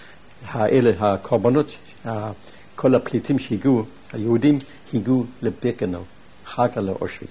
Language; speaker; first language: Hebrew; non-native, fluent; German